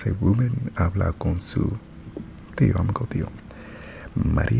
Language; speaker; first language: Spanish; non-native, learner; English